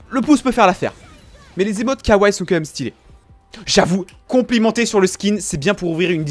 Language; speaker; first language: French; native; French